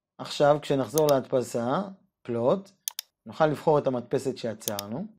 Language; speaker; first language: Hebrew; native; Hebrew